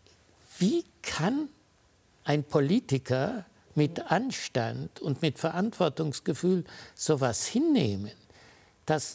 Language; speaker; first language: German; early bilingual, heritage; German